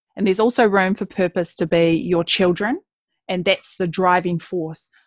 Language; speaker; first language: English; native; English